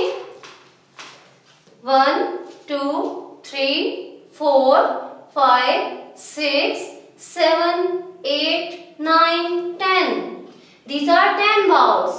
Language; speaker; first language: English; non-native, local second language; Urdu